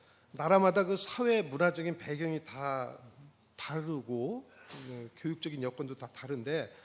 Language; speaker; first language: Korean; native; Korean